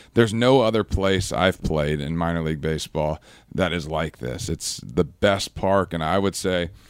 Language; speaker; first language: English; native; English